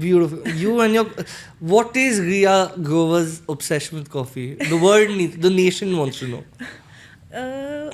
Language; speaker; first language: English; non-native, local second language; Hindi